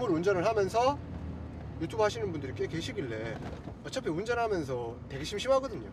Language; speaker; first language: Korean; native; Korean